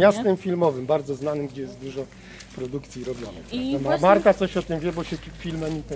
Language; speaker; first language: Polish; native; Polish